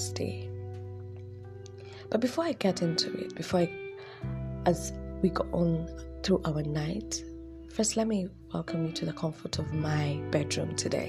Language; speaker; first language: English; non-native, local second language; Swahili